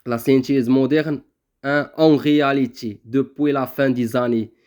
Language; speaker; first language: French; non-native, local second language; Arabic